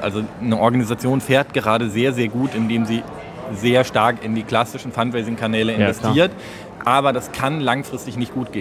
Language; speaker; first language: German; native; German